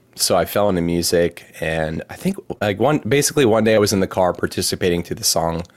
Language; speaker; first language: English; native; English